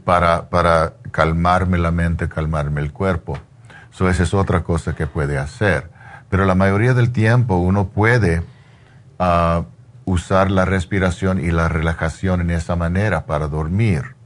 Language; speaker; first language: Spanish; non-native, learner; English